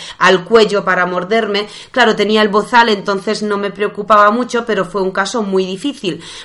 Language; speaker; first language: Spanish; non-native, fluent; Polish